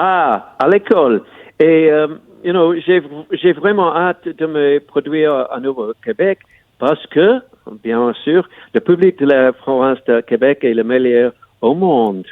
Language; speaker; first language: French; non-native, learner; English